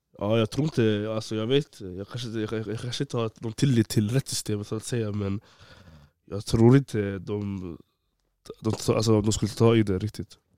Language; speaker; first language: Swedish; early bilingual, other home language; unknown